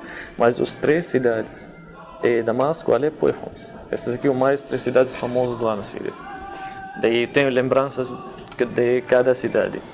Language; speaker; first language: Portuguese; non-native, learner; Arabic